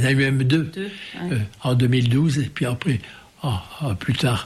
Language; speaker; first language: French; native; French